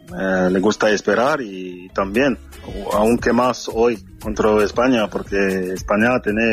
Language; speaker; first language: Spanish; non-native, fluent; French